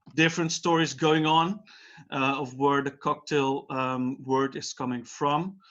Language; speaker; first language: English; non-native, fluent; Dutch